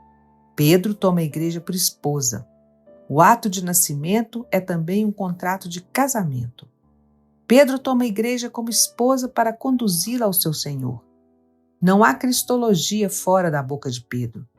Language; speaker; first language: Portuguese; native; Portuguese